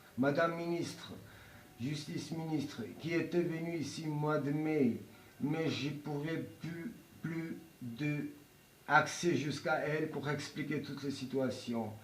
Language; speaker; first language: French; non-native, learner; Georgian